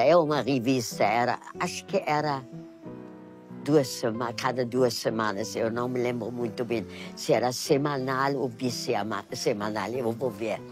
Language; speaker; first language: Portuguese; non-native, fluent; German